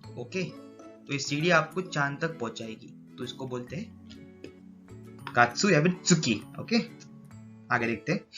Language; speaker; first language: Hindi; native; Hindi